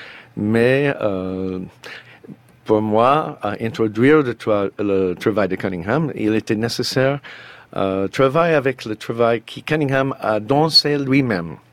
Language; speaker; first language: French; non-native, learner; English